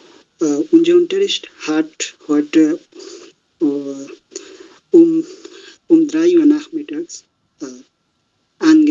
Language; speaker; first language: German; non-native, learner; Bangla